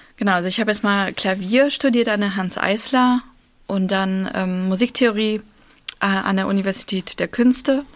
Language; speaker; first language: German; early bilingual, other home language; Russian